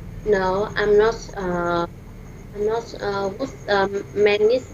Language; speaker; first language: English; non-native, learner; Vietnamese